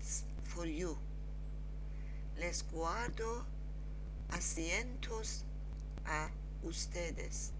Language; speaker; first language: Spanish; non-native, learner; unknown